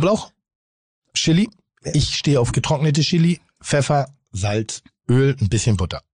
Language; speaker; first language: German; native; German